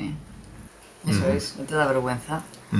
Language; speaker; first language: Spanish; native; Spanish